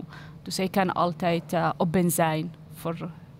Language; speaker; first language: Dutch; non-native, learner; Arabic